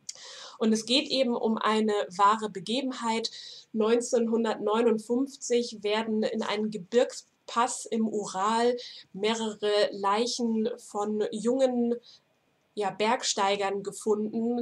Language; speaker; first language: German; native; German